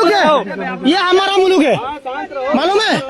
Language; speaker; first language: Hindi; non-native, learner; Bangla